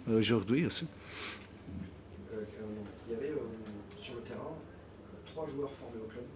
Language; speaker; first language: French; native; French